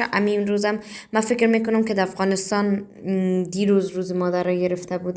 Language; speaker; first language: Persian; early bilingual, heritage; Persian